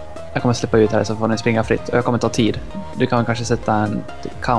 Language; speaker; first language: Swedish; native; Swedish